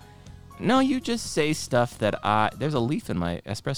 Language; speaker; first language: English; native; English